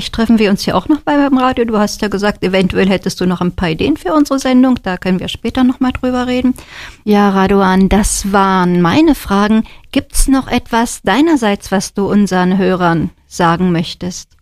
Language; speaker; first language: German; native; German